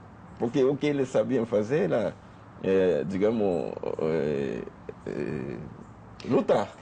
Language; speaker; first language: Portuguese; non-native, fluent; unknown